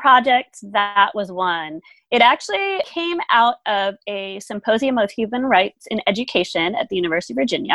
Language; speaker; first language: English; early bilingual, other home language; German